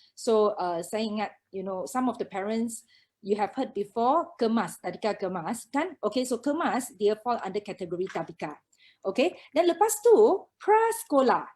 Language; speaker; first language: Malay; non-native, local second language; Chinese